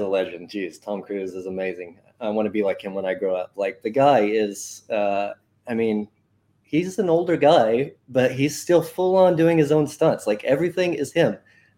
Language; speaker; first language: English; native; English